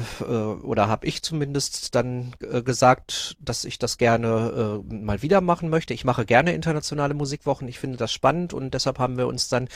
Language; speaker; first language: German; native; German